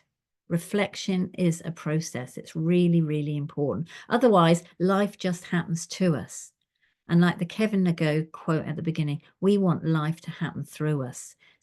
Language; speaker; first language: English; native; English